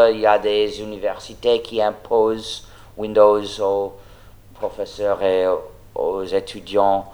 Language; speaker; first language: French; non-native, fluent; English